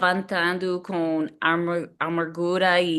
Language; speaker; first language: Portuguese; non-native, fluent; English